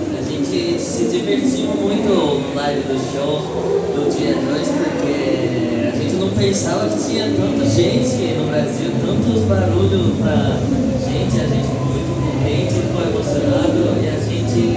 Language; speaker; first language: Portuguese; early bilingual, heritage; Japanese